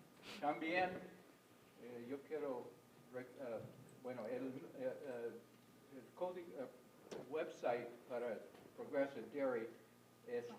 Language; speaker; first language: Spanish; non-native, fluent; English